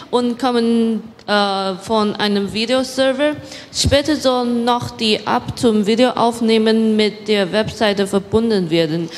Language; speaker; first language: German; non-native, learner; Chinese